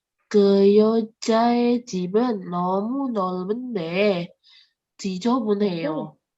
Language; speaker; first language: Korean; non-native, learner; Indonesian